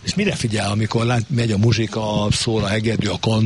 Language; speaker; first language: Hungarian; native; Hungarian